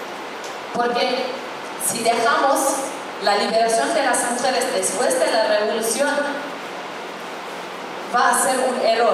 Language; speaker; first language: Spanish; non-native, fluent; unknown